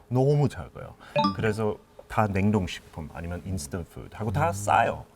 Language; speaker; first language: Korean; non-native, fluent; English